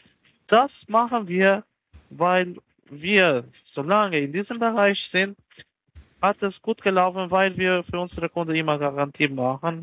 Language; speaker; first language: German; non-native, learner; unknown